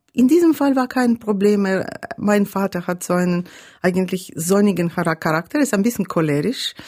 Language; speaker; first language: German; non-native, fluent; Russian